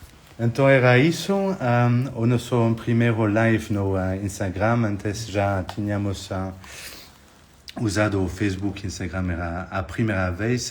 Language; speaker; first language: Portuguese; non-native, fluent; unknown